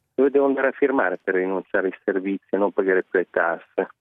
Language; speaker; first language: Italian; non-native, fluent; Arabic